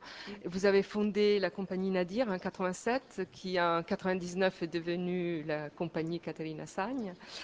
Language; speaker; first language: French; native; French